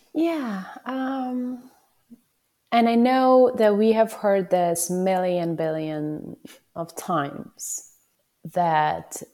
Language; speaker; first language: English; non-native, fluent; Ukrainian